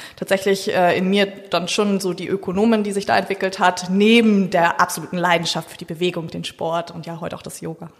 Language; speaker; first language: German; native; German